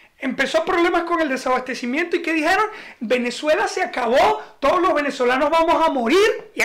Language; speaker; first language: Spanish; native; Spanish